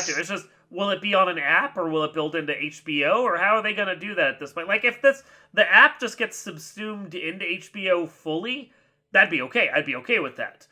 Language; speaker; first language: English; native; English